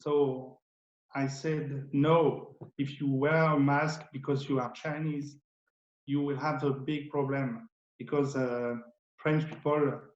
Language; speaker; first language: English; non-native, learner; French